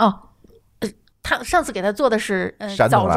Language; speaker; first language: Chinese; native; Chinese